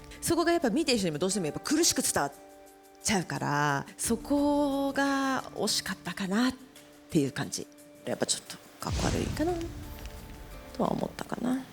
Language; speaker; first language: Japanese; native; Japanese